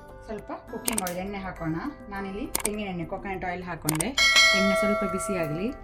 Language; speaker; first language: Kannada; native; Kannada